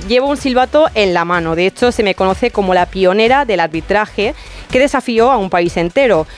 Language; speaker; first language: Spanish; native; Spanish